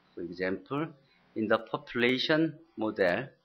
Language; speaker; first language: English; non-native, fluent; Korean